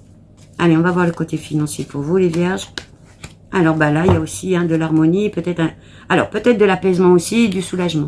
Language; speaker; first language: French; native; French